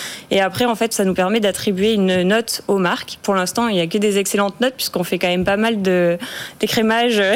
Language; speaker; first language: French; native; French